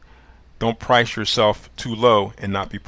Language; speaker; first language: English; native; English